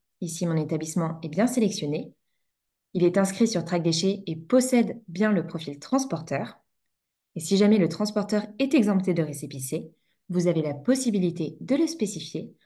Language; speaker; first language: French; native; French